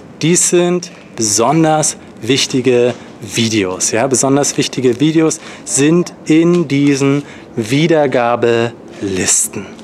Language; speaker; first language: German; native; German